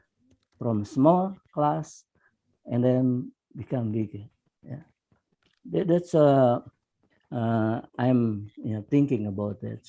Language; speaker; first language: English; non-native, fluent; Indonesian